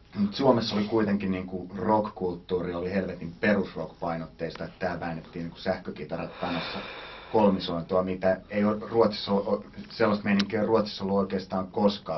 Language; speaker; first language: Finnish; native; Finnish